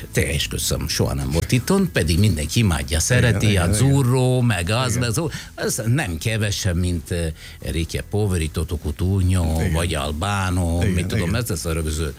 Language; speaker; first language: Hungarian; non-native, fluent; Italian